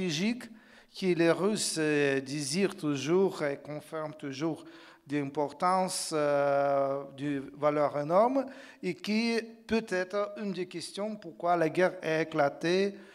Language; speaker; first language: French; non-native, fluent; Ukrainian